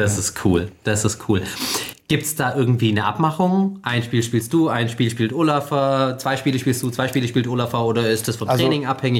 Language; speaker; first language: German; native; German